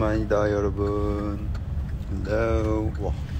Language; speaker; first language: Korean; non-native, fluent; Cantonese